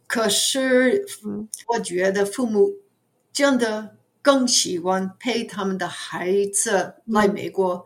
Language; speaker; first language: Chinese; non-native, fluent; English